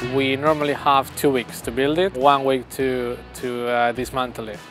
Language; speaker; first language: English; non-native, fluent; Spanish